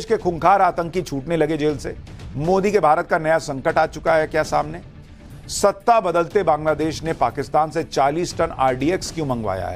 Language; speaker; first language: Hindi; native; Hindi